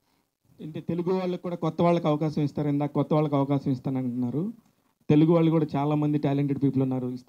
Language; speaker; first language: Telugu; native; Telugu